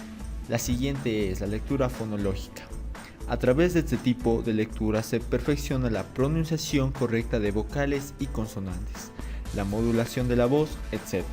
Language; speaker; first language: Spanish; native; Spanish